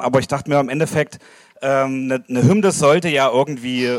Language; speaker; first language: German; native; German